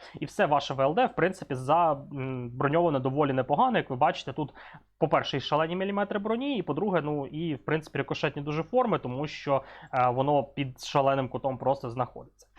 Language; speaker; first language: Ukrainian; non-native, local second language; Russian